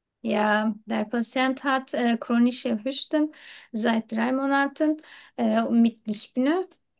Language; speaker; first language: German; non-native, learner; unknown